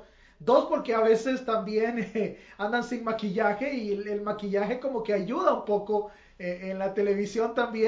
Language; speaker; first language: Spanish; native; Spanish